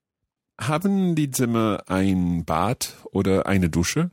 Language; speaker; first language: German; non-native, learner; English